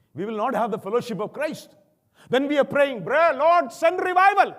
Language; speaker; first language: English; non-native, local second language; Malayalam